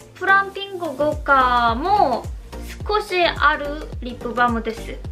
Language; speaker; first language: Japanese; non-native, learner; Korean